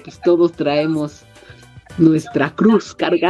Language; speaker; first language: Spanish; native; Spanish